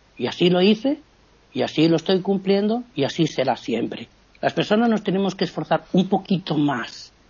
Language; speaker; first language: Spanish; native; Spanish